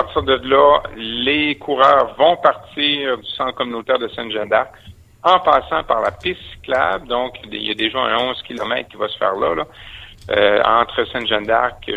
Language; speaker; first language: French; native; French